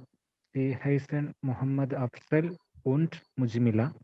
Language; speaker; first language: German; non-native, learner; Malayalam